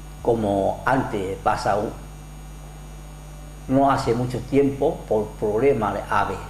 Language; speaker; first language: Spanish; non-native, learner; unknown